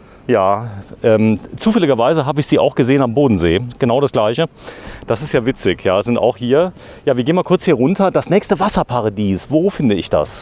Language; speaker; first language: German; native; German